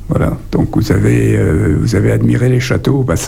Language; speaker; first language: French; native; French